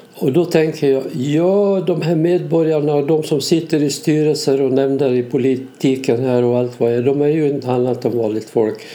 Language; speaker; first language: Swedish; native; Swedish